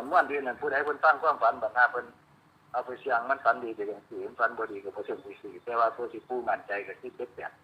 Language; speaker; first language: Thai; non-native, local second language; Lao